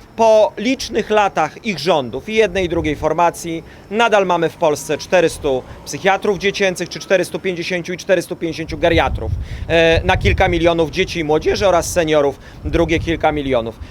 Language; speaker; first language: Polish; native; Polish